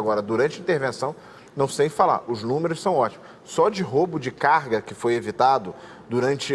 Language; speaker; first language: Portuguese; native; Portuguese